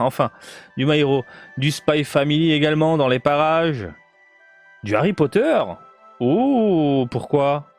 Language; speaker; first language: French; native; French